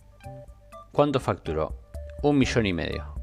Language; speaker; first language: Spanish; native; Spanish